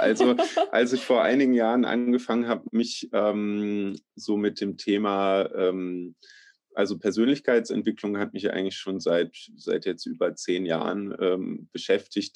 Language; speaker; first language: German; native; German